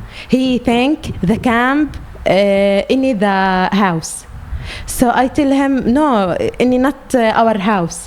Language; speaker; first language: English; non-native, learner; Arabic